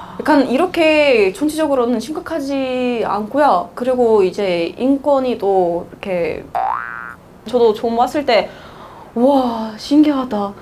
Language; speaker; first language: Korean; non-native, fluent; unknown